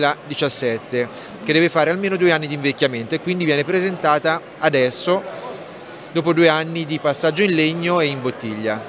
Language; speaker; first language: Italian; native; Italian